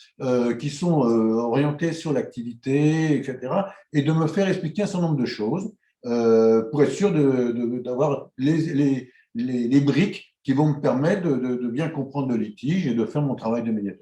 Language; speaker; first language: French; native; French